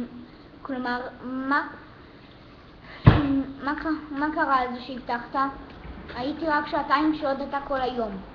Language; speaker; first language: Hebrew; early bilingual, other home language; Russian